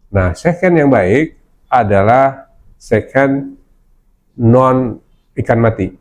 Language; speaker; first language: Indonesian; non-native, local second language; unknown